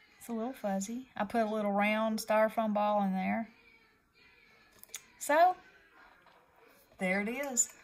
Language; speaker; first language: English; native; English